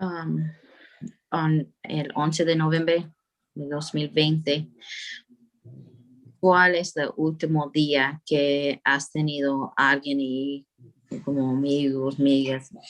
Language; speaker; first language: Spanish; early bilingual, heritage; Spanish